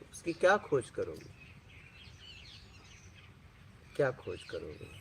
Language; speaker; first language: Hindi; native; Hindi